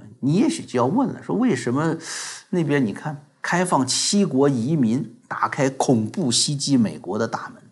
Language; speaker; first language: Chinese; native; Chinese